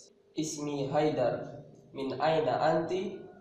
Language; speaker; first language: Arabic; non-native, learner; Indonesian